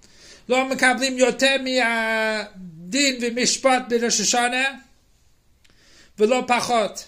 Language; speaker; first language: Hebrew; non-native, fluent; English